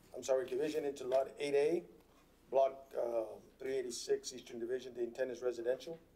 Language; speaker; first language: English; early bilingual, other home language; Spanish